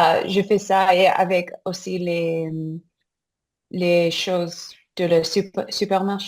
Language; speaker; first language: French; non-native, learner; English